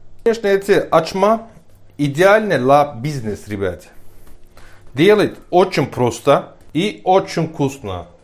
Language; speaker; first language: Russian; non-native, learner; Turkish